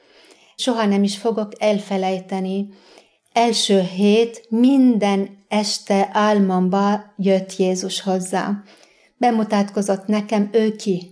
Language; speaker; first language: Hungarian; non-native, fluent; Arabic